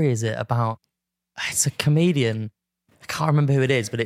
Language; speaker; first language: English; native; English